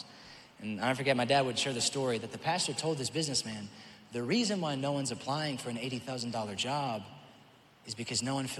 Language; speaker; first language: English; native; English